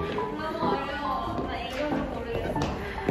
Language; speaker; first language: Korean; non-native, fluent; Thai